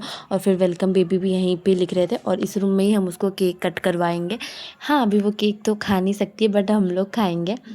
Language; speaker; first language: Hindi; native; Hindi